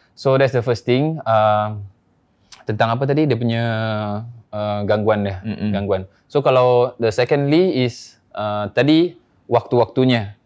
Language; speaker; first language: Malay; native; Malay